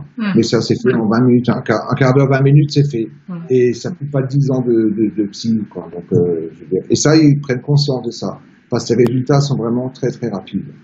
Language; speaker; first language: French; native; French